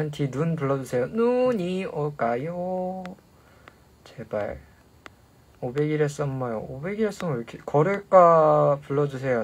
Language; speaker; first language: Korean; native; Korean